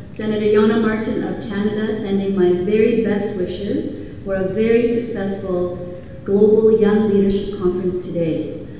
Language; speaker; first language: English; native; English